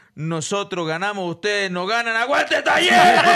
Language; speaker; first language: Spanish; native; Spanish